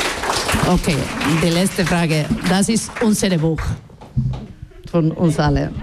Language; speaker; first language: German; non-native, learner; Basque